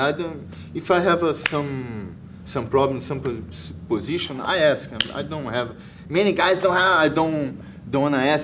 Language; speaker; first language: English; non-native, learner; Portuguese